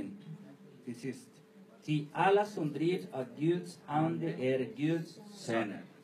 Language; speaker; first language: Swedish; non-native, fluent; Spanish